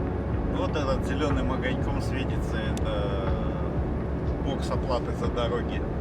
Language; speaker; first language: Russian; native; Russian